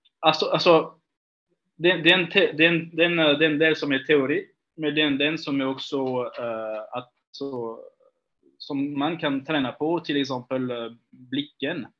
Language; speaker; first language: Swedish; non-native, fluent; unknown